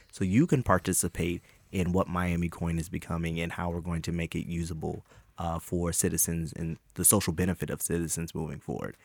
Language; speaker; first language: English; native; English